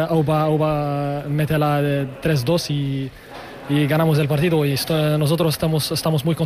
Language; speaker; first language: Spanish; non-native, learner; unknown